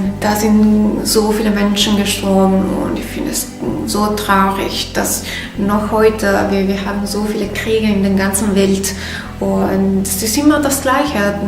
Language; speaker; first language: German; non-native, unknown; Italian